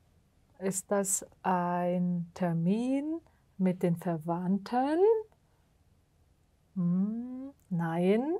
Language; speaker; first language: German; non-native, fluent; Uzbek